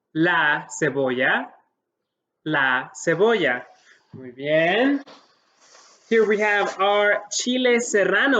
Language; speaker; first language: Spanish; early bilingual, heritage; Spanish